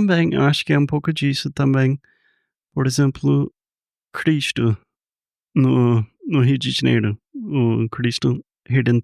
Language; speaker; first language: Portuguese; non-native, fluent; English